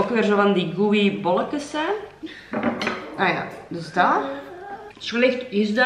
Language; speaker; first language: Dutch; native; Dutch